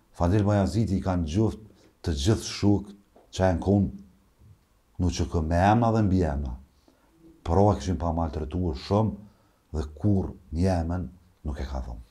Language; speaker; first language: Albanian; native; Albanian